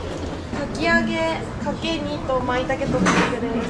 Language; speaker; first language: Japanese; native; Japanese